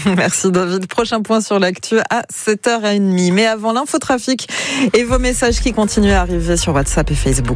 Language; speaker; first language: French; native; French